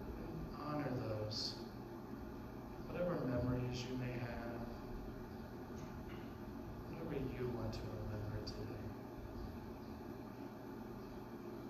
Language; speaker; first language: English; native; English